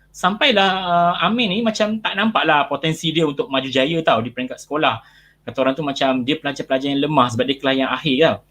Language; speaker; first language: Malay; native; Malay